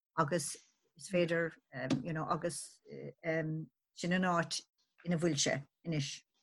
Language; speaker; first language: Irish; native; Irish